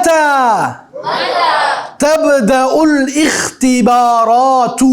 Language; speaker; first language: Arabic; non-native, fluent; Urdu